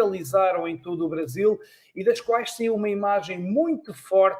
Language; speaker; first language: Portuguese; native; Portuguese